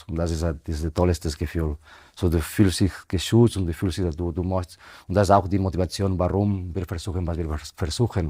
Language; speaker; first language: German; non-native, fluent; Spanish